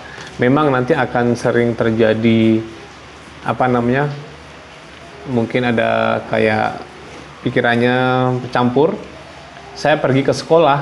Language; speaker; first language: Indonesian; non-native, local second language; Javanese